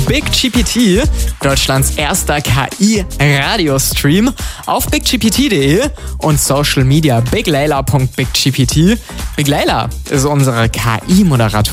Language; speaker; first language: German; native; German